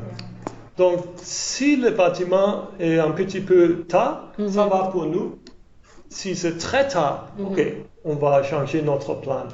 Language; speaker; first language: French; non-native, learner; English